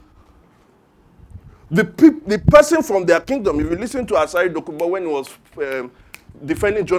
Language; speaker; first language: English; non-native, local second language; Yoruba